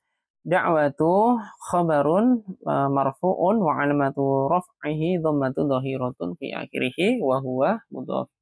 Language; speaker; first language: Arabic; non-native, fluent; Indonesian